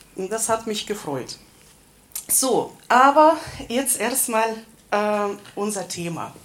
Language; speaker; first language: German; non-native, fluent; Russian